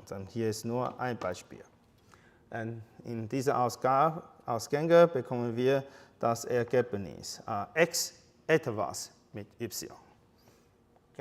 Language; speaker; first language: German; non-native, fluent; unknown